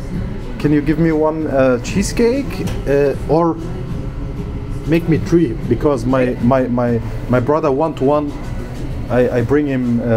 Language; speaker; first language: English; non-native, learner; German